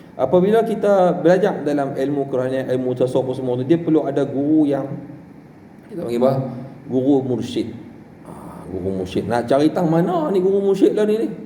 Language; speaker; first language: Malay; native; Malay